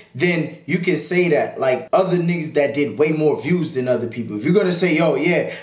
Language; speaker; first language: English; native; English